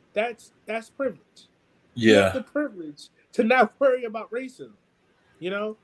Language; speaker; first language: English; native; English